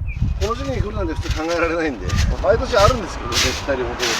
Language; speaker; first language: Japanese; native; Japanese